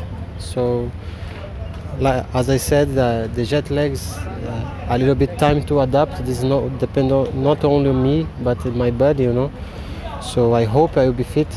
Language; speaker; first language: English; non-native, learner; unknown